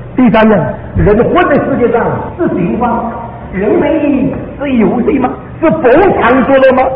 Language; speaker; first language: Chinese; early bilingual, heritage; Chinese